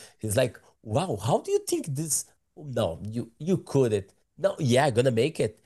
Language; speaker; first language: English; non-native, learner; Portuguese